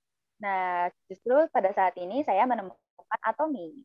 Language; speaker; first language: Indonesian; native; Indonesian